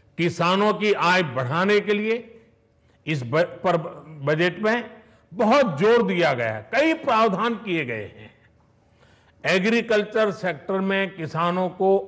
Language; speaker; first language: Hindi; native; Hindi